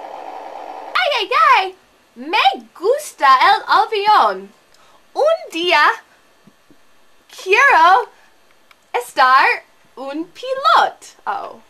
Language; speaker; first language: Spanish; non-native, learner; English